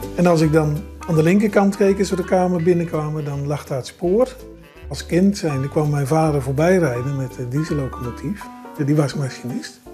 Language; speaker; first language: Dutch; native; Dutch